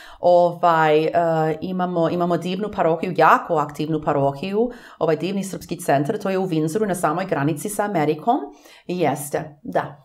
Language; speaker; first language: Serbian; early bilingual, heritage; English